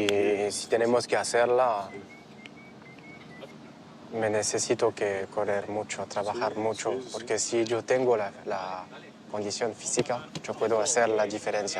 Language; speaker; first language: Spanish; non-native, learner; French